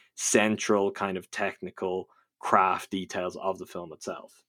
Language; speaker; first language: English; native; English